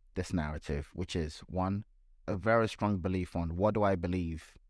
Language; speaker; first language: English; non-native, local second language; Yoruba